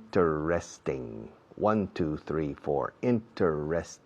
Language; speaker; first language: English; non-native, fluent; Spanish